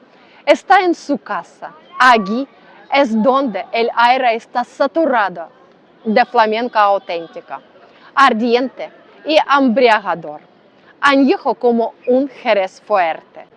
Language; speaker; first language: Spanish; non-native, fluent; Ukrainian